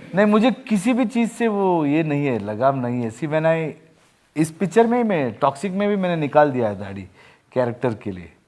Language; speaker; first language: Hindi; non-native, local second language; Kannada